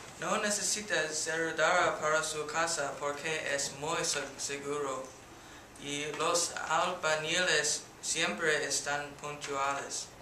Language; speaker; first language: Spanish; non-native, learner; English